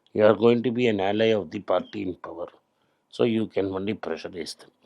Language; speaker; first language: English; non-native, local second language; Tamil